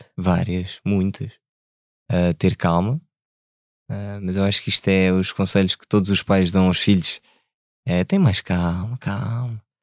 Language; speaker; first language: Portuguese; early bilingual, other home language; French